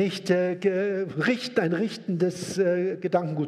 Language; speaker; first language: German; native; German